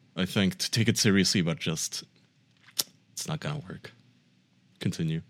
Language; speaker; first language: English; non-native, fluent; German